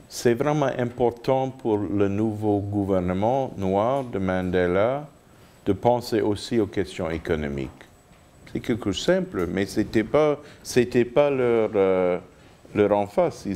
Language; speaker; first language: French; non-native, fluent; English